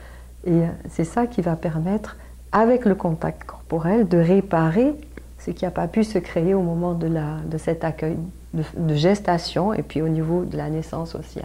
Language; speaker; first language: French; native; French